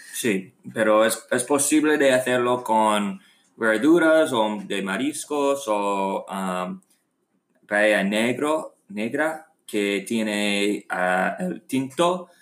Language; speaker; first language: Spanish; non-native, learner; English